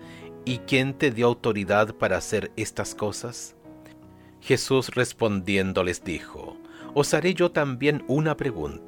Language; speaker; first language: Spanish; native; Spanish